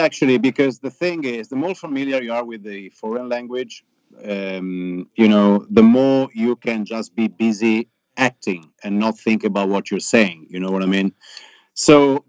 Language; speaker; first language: English; non-native, fluent; Italian